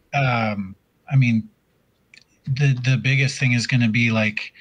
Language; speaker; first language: English; native; English